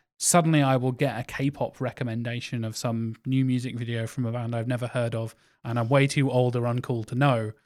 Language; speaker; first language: English; native; English